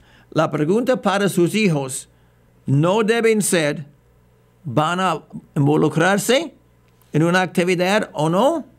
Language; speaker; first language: Spanish; non-native, fluent; English